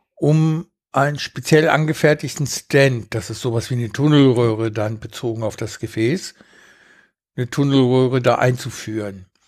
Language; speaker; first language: German; early bilingual, heritage; Spanish